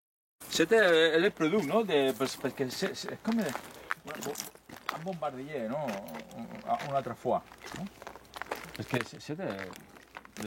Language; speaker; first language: French; non-native, learner; Spanish